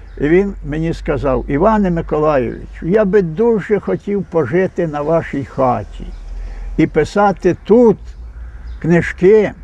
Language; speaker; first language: Ukrainian; native; Ukrainian